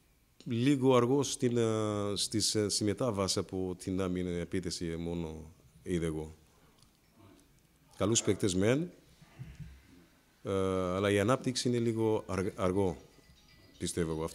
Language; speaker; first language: Greek; non-native, fluent; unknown